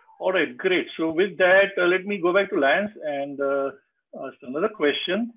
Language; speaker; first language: English; non-native, local second language; Marathi